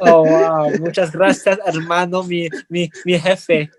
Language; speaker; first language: Spanish; non-native, learner; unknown